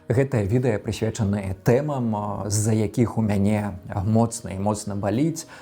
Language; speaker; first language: Belarusian; non-native, local second language; Russian